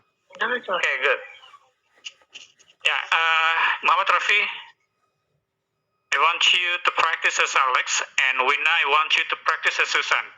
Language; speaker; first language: English; non-native, fluent; Indonesian